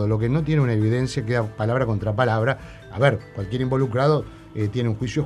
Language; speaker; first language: Spanish; native; Spanish